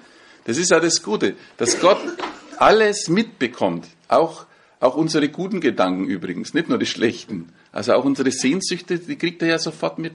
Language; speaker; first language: German; native; German